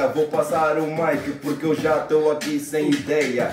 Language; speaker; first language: Portuguese; native; Portuguese